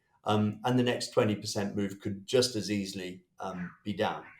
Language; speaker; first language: English; native; English